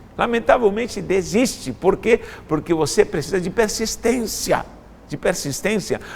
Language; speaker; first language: Portuguese; non-native, fluent; Spanish